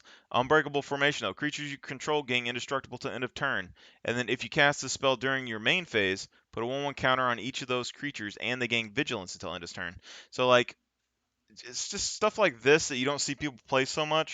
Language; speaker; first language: English; native; English